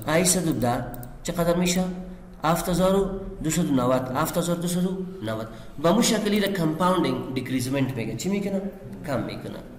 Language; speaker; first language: Persian; non-native, local second language; Pashto